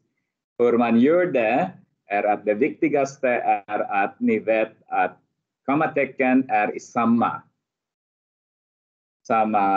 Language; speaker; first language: Swedish; non-native, fluent; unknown